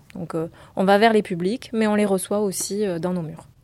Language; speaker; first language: French; native; French